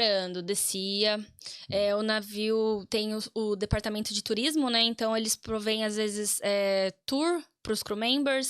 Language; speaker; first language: Portuguese; native; Portuguese